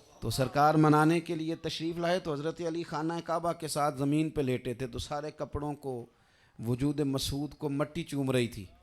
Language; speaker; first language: Urdu; non-native, local second language; Punjabi